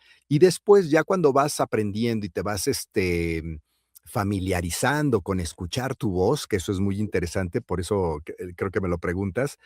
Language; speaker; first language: Spanish; native; Spanish